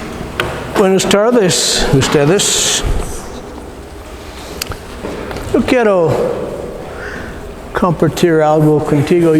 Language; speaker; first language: Spanish; non-native, learner; English